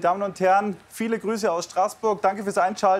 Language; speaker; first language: German; native; German